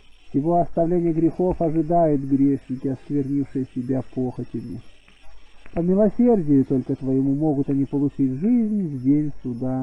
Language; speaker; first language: Russian; native; Russian